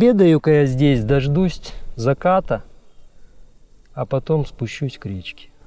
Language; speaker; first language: Russian; native; Russian